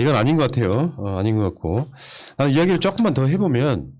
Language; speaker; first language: Korean; native; Korean